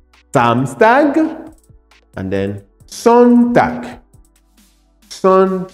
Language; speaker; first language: German; non-native, fluent; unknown